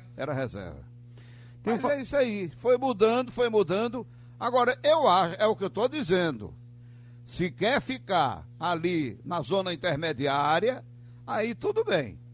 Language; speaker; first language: Portuguese; native; Portuguese